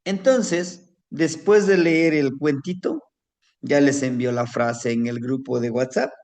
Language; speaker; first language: Spanish; native; Spanish